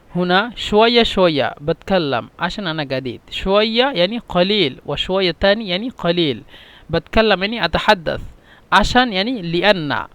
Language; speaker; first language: Egyptian Arabic; non-native, fluent; Bangla